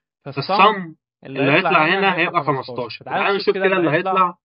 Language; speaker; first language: Arabic; native; Arabic